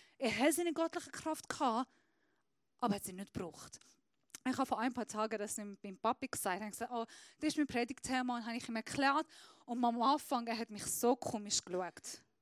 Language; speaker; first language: German; non-native, fluent; Persian